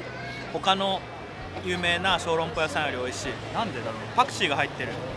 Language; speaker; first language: Japanese; native; Japanese